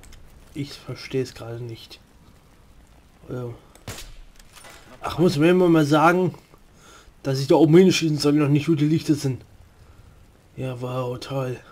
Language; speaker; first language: German; native; German